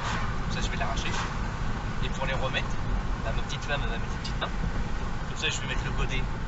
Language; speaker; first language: French; native; French